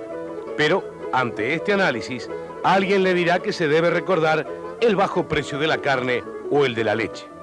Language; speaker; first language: Spanish; native; Spanish